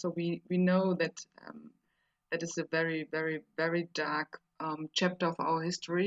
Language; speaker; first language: English; non-native, fluent; German